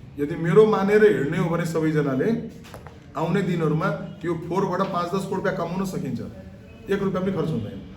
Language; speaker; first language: Nepali; non-native, local second language; Marwari